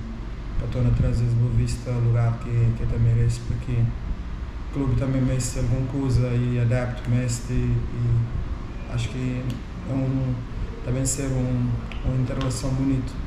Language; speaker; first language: Portuguese; non-native, local second language; Kabuverdianu